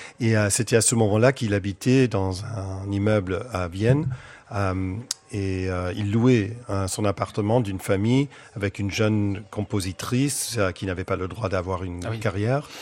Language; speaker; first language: French; non-native, fluent; English